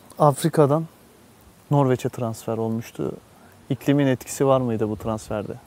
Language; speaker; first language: Turkish; native; Turkish